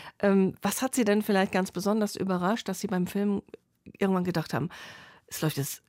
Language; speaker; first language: German; native; German